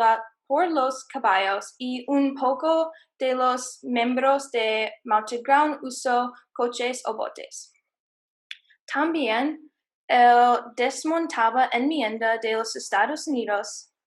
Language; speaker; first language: Spanish; non-native, learner; English